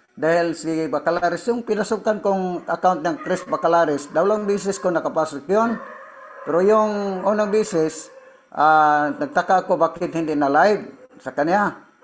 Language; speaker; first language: Filipino; non-native, local second language; Cebuano